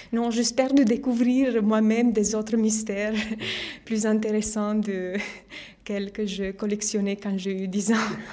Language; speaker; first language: French; non-native, fluent; Romanian